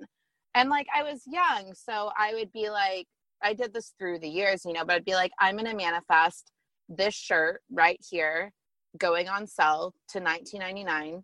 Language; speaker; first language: English; native; English